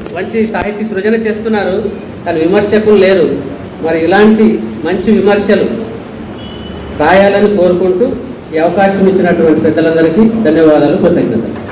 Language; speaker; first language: Telugu; native; Telugu